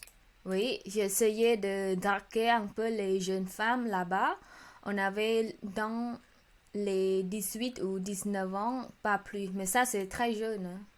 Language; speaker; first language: French; non-native, learner; Khmer